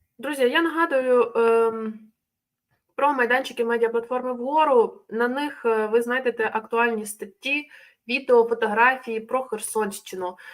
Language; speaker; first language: Ukrainian; native; Ukrainian